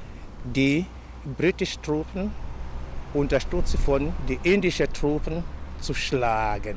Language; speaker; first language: German; non-native, local second language; Swahili